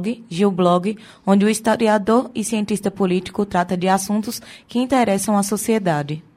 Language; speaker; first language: Portuguese; native; Portuguese